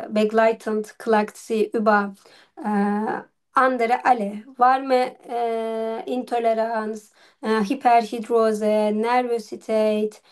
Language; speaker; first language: German; non-native, learner; Turkish